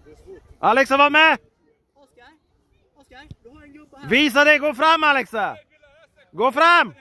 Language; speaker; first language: Swedish; native; Swedish